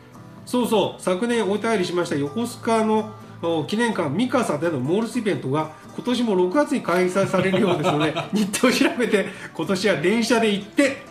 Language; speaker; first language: Japanese; native; Japanese